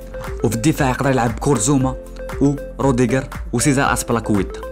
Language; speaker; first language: Arabic; native; Arabic